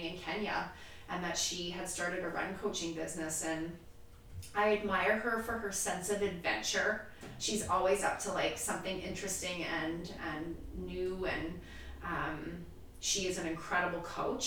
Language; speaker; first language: English; native; English